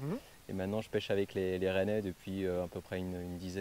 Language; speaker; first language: French; native; French